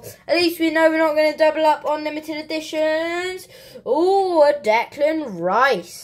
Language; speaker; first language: English; native; English